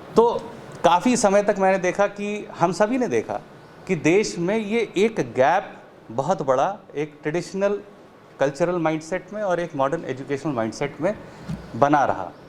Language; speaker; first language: Hindi; native; Hindi